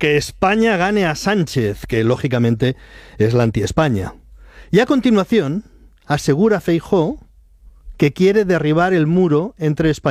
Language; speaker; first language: Spanish; native; Spanish